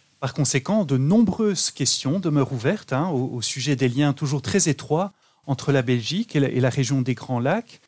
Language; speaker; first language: French; native; French